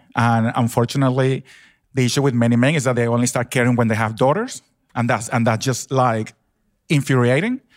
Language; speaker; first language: English; non-native, fluent; Spanish